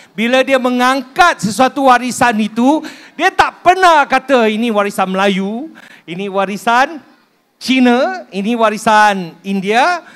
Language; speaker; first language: Malay; non-native, local second language; Min Nan Chinese